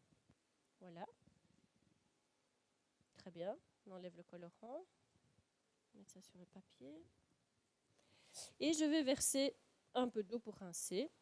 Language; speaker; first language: French; native; French